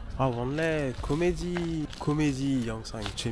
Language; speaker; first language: Korean; non-native, learner; French